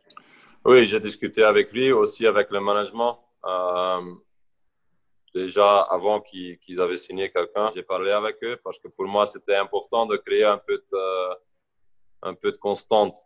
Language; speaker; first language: French; non-native, local second language; Dutch